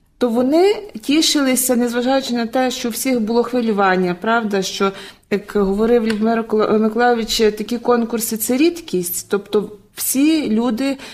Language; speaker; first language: Ukrainian; native; Ukrainian